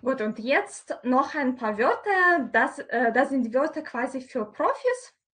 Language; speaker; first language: German; non-native, fluent; Russian